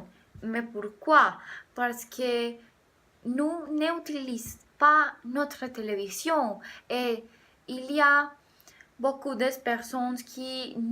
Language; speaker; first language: French; non-native, learner; Spanish